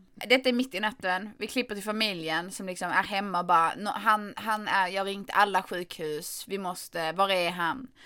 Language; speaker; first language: Swedish; native; Swedish